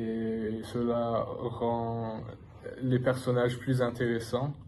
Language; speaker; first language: French; non-native, fluent; English